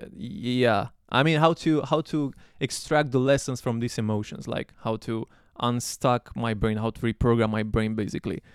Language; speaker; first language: English; non-native, fluent; Romanian